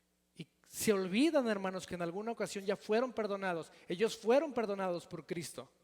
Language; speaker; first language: Spanish; native; Spanish